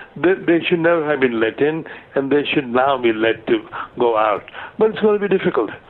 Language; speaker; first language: English; non-native, local second language; Gujarati